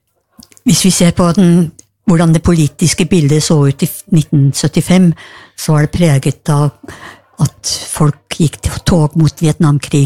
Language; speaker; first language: Norwegian; native; Norwegian